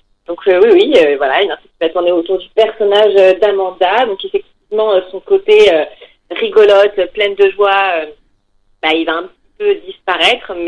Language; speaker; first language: French; native; French